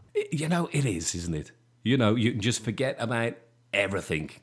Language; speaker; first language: English; native; English